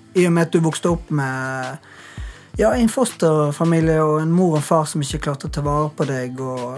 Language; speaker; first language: Norwegian; native; Norwegian